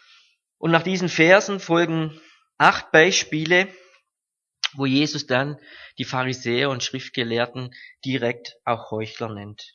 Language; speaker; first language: German; native; German